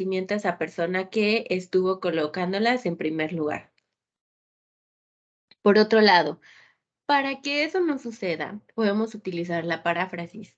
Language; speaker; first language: Spanish; native; Spanish